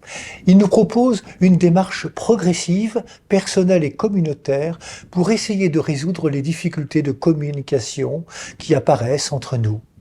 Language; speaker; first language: French; native; French